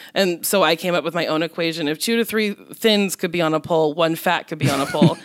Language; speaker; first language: English; native; English